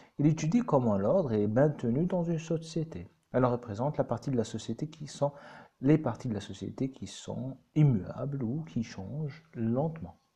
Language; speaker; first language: French; non-native, local second language; Arabic